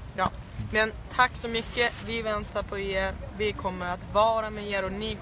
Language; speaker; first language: Swedish; non-native, fluent; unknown